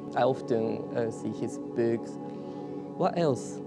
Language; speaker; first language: English; non-native, learner; Japanese